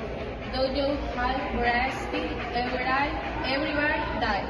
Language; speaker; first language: English; non-native, learner; Spanish